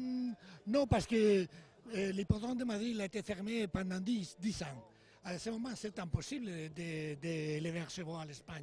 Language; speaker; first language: French; non-native, learner; Spanish